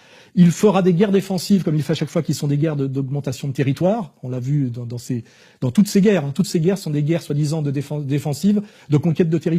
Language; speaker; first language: French; native; French